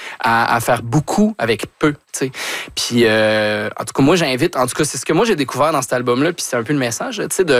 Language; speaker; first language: French; native; French